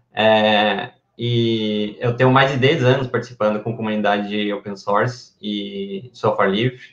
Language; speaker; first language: Portuguese; non-native, fluent; Spanish